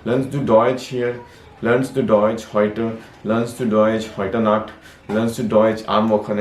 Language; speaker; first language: German; non-native, fluent; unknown